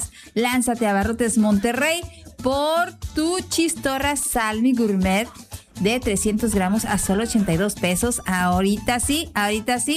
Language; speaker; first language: Spanish; native; Spanish